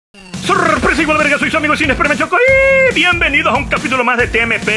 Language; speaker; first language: Spanish; native; Spanish